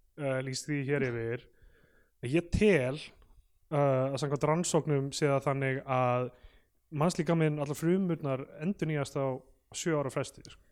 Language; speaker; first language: Icelandic; native; Icelandic